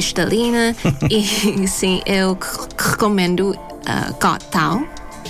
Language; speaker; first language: Portuguese; non-native, fluent; Thai